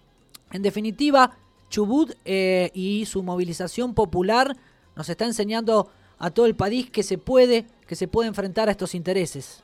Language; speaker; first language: Spanish; native; Spanish